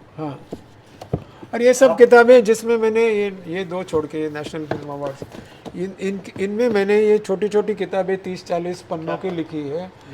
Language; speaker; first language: Hindi; non-native, local second language; Marathi